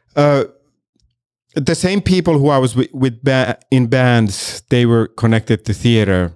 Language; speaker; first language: English; non-native, fluent; Finnish